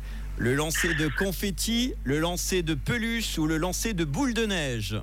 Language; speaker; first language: French; native; French